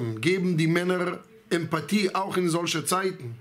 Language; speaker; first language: German; non-native, fluent; Hebrew